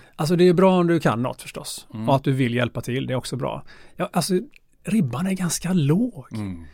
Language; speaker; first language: Swedish; native; Swedish